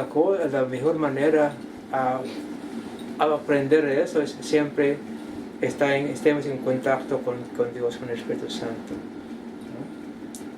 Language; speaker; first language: Spanish; non-native, learner; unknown